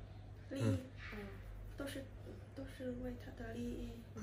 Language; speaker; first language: Chinese; non-native, learner; Vietnamese